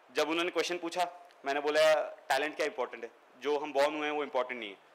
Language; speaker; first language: Hindi; native; Hindi